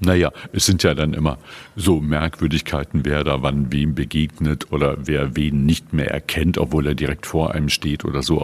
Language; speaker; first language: German; native; German